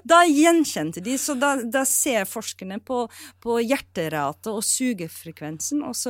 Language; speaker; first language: Norwegian; non-native, fluent; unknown